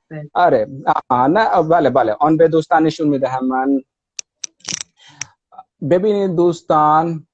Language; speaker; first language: Persian; non-native, learner; Hindi